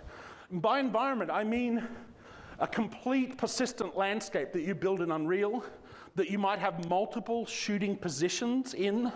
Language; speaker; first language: English; native; English